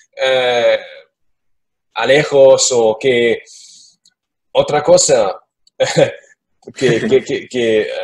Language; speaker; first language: Spanish; non-native, learner; German